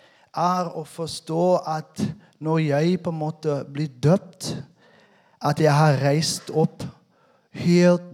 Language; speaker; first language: Norwegian; non-native, fluent; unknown